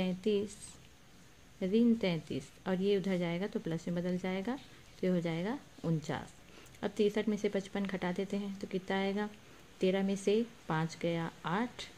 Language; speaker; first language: Hindi; native; Hindi